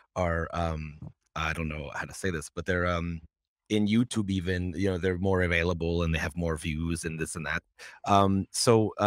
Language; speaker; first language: English; native; English